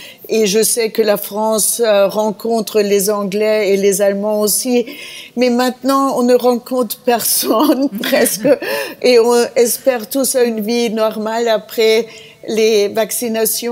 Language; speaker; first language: French; non-native, fluent; German